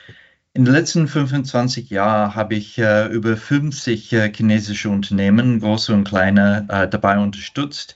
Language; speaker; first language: German; non-native, fluent; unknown